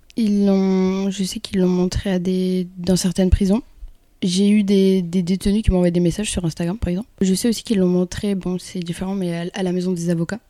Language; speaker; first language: French; early bilingual, other home language; Kabyle